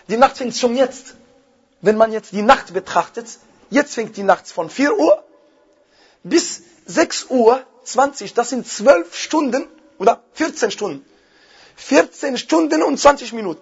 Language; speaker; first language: German; non-native, fluent; Arabic